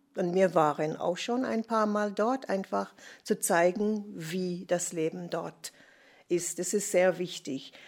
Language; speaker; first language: German; non-native, fluent; English